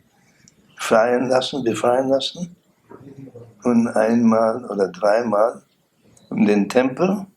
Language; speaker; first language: German; non-native, learner; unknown